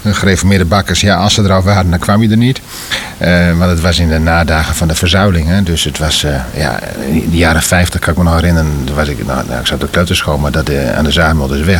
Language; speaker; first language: Dutch; native; Dutch